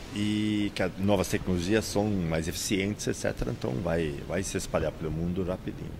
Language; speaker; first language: Portuguese; non-native, fluent; Swedish